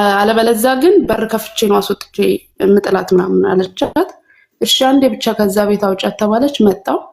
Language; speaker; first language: Amharic; native; Amharic